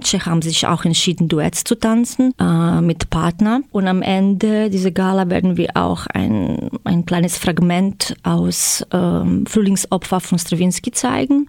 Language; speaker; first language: German; non-native, fluent; Croatian